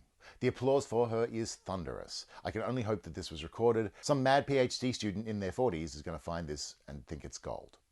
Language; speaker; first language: English; native; English